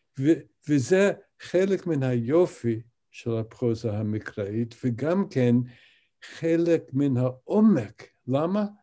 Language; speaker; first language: Hebrew; non-native, fluent; English